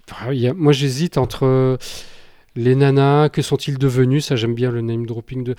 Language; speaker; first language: French; native; French